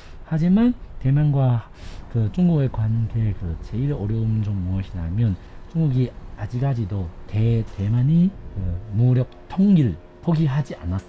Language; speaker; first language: Korean; non-native, fluent; Chinese